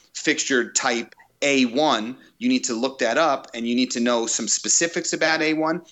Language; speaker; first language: English; native; English